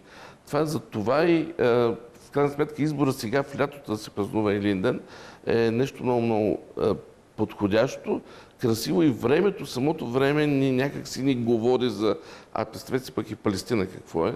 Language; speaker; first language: Bulgarian; native; Bulgarian